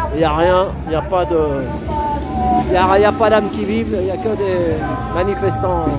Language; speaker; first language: French; native; French